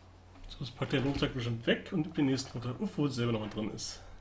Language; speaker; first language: German; native; German